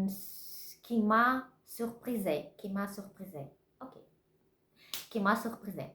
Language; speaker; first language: French; non-native, learner; Russian